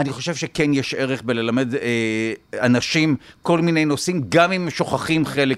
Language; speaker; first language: Hebrew; native; Hebrew